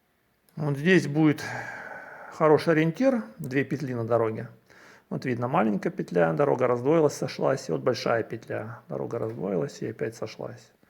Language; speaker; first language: Russian; native; Russian